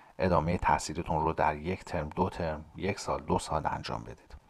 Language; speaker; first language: German; non-native, fluent; Persian